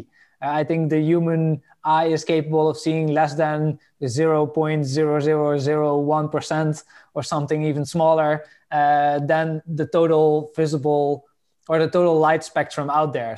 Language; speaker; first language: English; non-native, fluent; Dutch